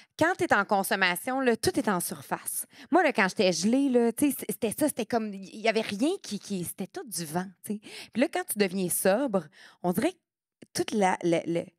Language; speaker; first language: French; native; French